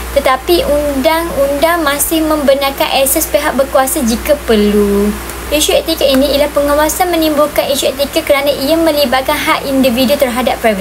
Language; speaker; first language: Malay; native; Malay